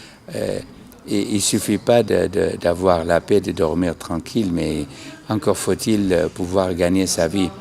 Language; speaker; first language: French; non-native, fluent; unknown